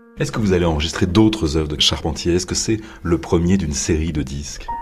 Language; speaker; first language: French; native; French